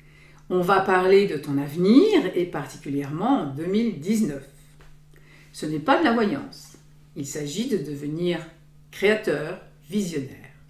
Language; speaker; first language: French; native; French